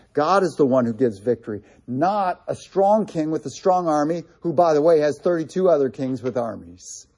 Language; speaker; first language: English; native; English